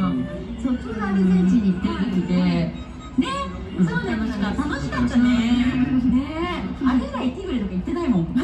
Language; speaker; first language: Japanese; native; Japanese